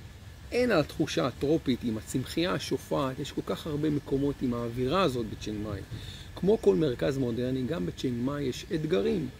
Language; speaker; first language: Hebrew; native; Hebrew